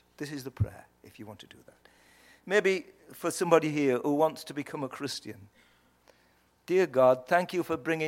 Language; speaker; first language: English; native; English